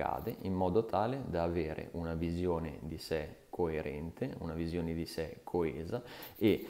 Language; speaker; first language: Italian; native; Italian